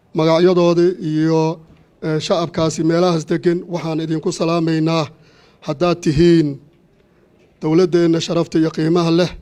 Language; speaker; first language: Somali; native; Somali